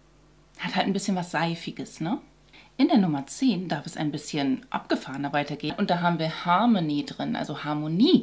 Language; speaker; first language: German; native; German